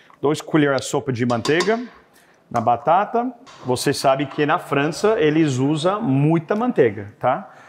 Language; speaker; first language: Portuguese; non-native, fluent; French